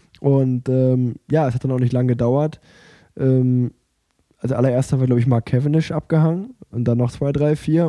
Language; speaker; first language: German; native; German